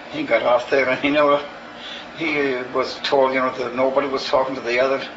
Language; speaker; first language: English; native; English